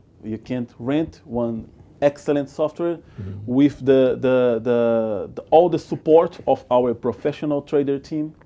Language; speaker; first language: English; non-native, learner; Portuguese